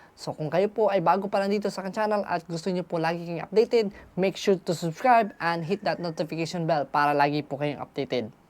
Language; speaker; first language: Filipino; non-native, local second language; Cebuano